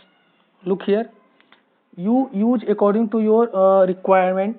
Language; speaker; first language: English; non-native, local second language; Hindi